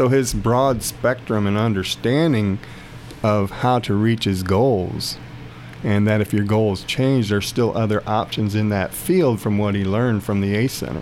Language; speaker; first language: English; native; English